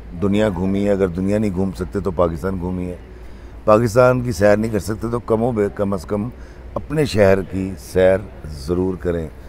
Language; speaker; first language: Urdu; non-native, local second language; Punjabi